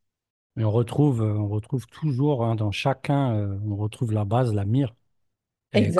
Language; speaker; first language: French; native; French